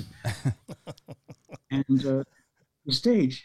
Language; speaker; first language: English; early bilingual, other home language; Norwegian